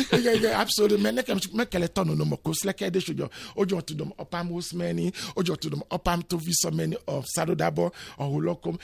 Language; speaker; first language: Hungarian; non-native, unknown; Yoruba